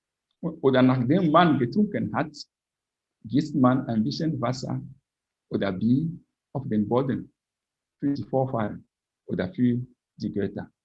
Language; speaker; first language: German; non-native, fluent; French